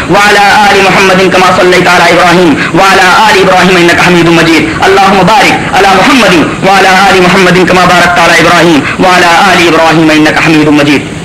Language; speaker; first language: Urdu; native; Urdu